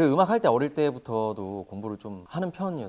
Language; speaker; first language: Korean; native; Korean